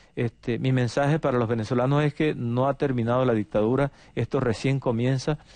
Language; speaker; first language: Spanish; native; Spanish